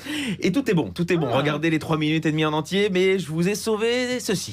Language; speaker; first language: French; native; French